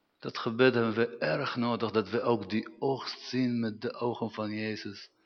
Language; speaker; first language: Dutch; non-native, fluent; Arabic